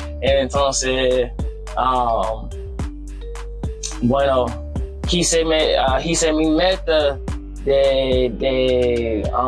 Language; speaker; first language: Spanish; non-native, learner; English